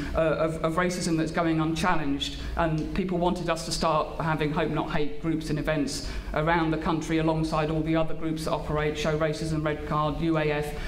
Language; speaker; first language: English; native; English